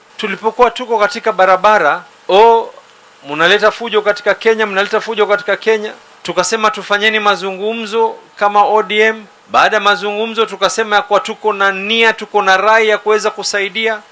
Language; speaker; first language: Swahili; native; Swahili